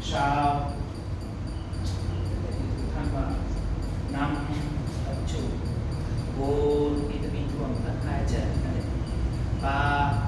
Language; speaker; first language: Vietnamese; non-native, learner; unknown